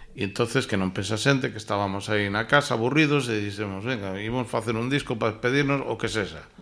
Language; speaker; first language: Galician; non-native, local second language; Spanish